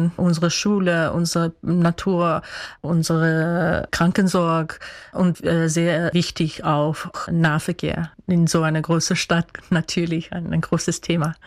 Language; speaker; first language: German; non-native, fluent; Dutch